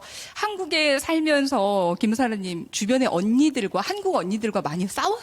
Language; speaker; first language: Korean; native; Korean